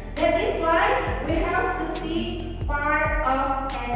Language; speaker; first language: English; non-native, fluent; Indonesian